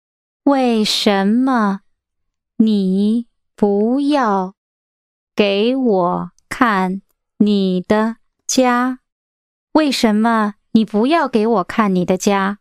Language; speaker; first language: Chinese; non-native, learner; English